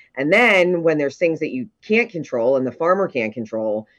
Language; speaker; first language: English; native; English